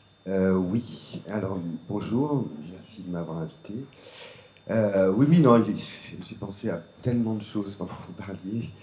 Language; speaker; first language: French; native; French